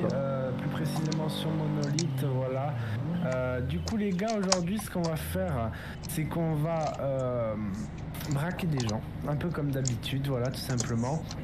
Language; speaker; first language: French; native; French